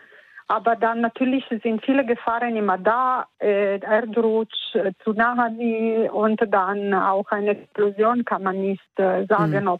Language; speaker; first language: German; non-native, fluent; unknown